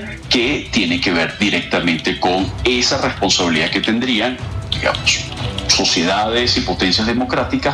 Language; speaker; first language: Spanish; native; Spanish